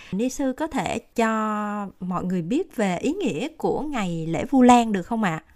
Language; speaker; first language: Vietnamese; native; Vietnamese